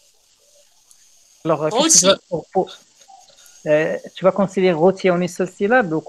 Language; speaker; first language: French; non-native, local second language; Arabic